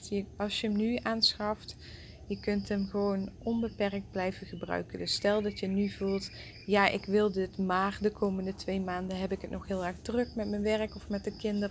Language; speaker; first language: Dutch; native; Dutch